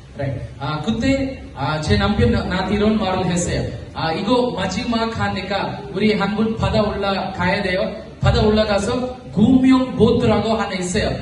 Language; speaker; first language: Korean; non-native, learner; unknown